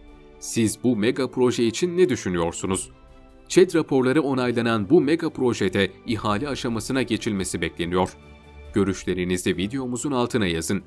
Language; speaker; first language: Turkish; native; Turkish